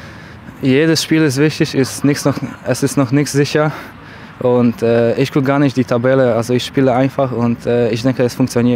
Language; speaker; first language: German; non-native, fluent; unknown